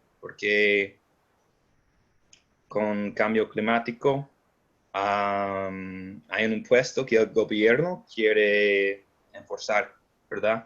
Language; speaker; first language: Spanish; non-native, fluent; English